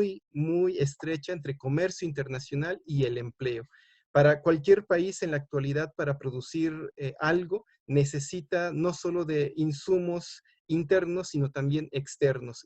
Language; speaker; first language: Spanish; native; Spanish